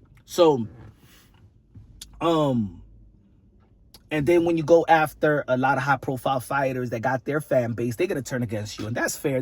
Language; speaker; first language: English; native; English